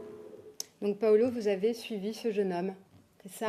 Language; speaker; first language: French; native; French